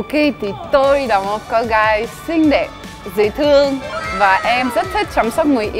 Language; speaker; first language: Vietnamese; non-native, fluent; French